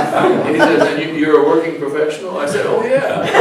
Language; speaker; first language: English; native; English